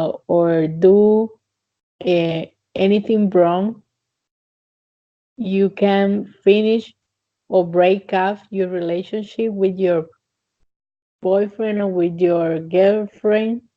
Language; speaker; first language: English; non-native, fluent; Spanish